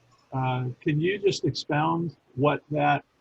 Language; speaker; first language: English; native; English